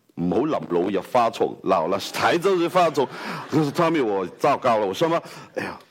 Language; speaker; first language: Chinese; non-native, fluent; Cantonese